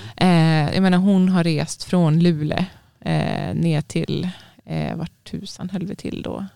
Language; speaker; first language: Swedish; native; Swedish